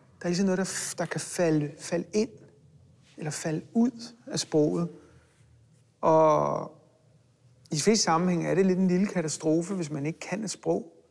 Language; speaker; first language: Danish; early bilingual, other home language; Hebrew